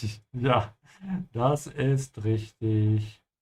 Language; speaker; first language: German; non-native, fluent; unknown